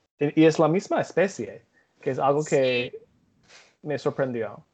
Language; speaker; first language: Spanish; non-native, learner; English